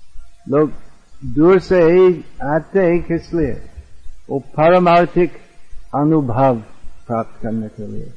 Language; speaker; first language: Hindi; non-native, fluent; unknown